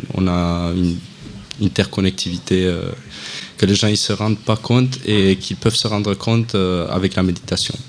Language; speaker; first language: French; non-native, fluent; Romanian